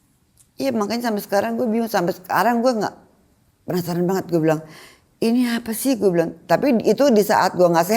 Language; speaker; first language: Indonesian; native; Indonesian